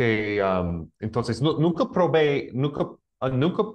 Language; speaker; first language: Spanish; non-native, learner; English